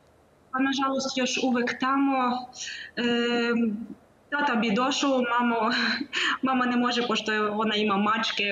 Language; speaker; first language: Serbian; non-native, learner; Ukrainian